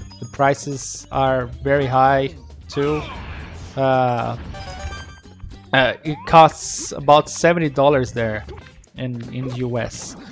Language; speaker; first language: English; non-native, fluent; Portuguese